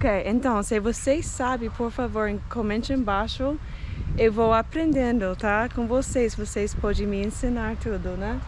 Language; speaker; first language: Portuguese; non-native, fluent; English